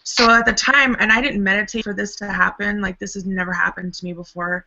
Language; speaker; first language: English; native; English